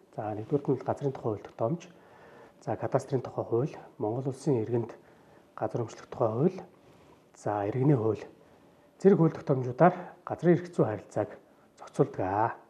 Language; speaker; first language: Mongolian; native; Mongolian